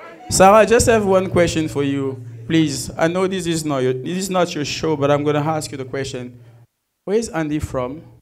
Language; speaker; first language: English; non-native, fluent; French